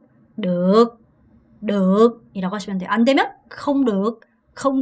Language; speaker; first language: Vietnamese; non-native, fluent; Korean